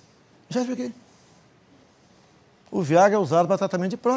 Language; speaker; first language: Portuguese; native; Portuguese